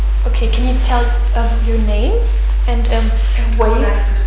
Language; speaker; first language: English; non-native, fluent; German